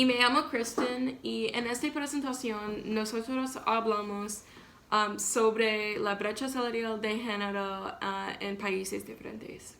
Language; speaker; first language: Spanish; non-native, learner; English